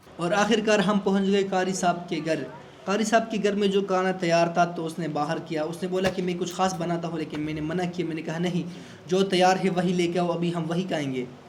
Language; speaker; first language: Urdu; non-native, local second language; Pashto